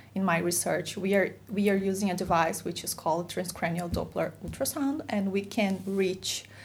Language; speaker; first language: English; non-native, fluent; Portuguese